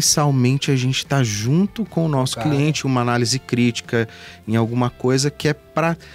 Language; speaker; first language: Portuguese; native; Portuguese